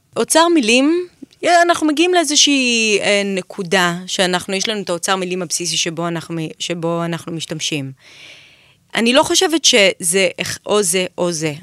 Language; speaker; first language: Hebrew; native; Hebrew